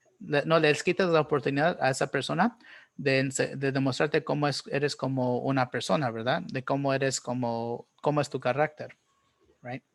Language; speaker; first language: Spanish; early bilingual, heritage; Spanish